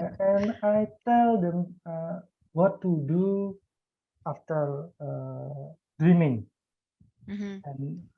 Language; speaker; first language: English; non-native, learner; Indonesian